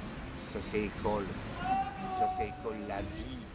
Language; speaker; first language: French; non-native, learner; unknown